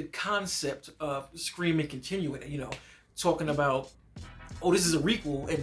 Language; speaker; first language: English; native; English